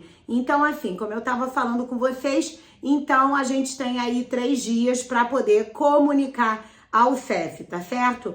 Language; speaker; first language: Portuguese; native; Portuguese